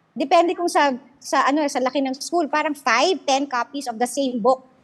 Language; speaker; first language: Filipino; native; Filipino